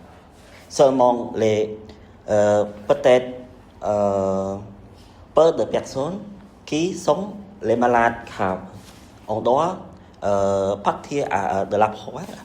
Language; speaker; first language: French; non-native, learner; Khmer